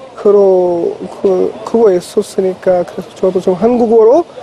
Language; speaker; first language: Korean; non-native, fluent; Urdu